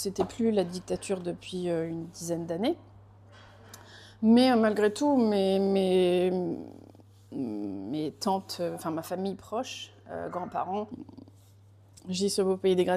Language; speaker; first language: French; native; French